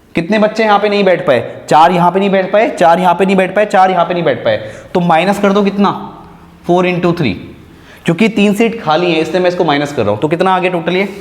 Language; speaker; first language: Hindi; native; Hindi